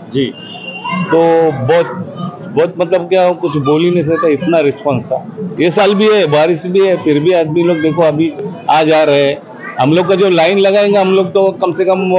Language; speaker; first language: Hindi; non-native, local second language; Marathi